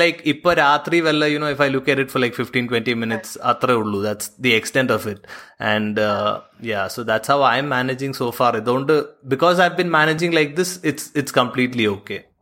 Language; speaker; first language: Malayalam; early bilingual, heritage; Malayalam